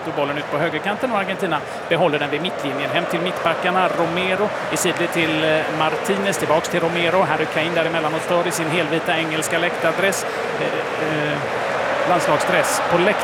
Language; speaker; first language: Swedish; native; Swedish